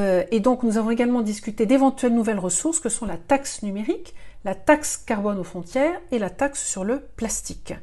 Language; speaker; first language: French; native; French